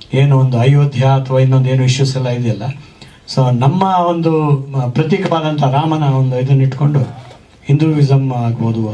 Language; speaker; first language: Kannada; native; Kannada